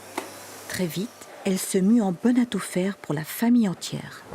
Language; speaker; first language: French; native; French